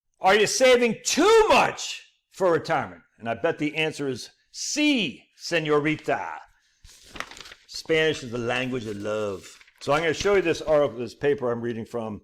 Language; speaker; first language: English; native; English